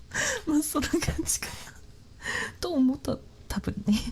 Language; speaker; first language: Japanese; non-native, learner; English